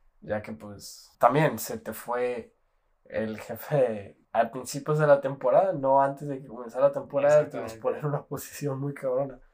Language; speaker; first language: Spanish; native; Spanish